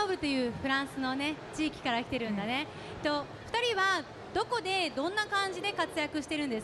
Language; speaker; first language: Japanese; native; Japanese